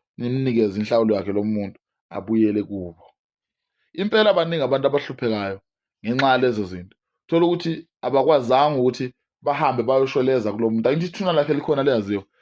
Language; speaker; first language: Zulu; non-native, local second language; Swati